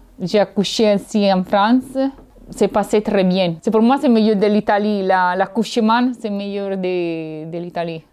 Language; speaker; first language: French; non-native, learner; Italian